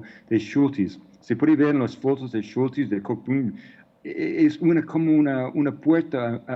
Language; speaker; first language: Spanish; non-native, fluent; English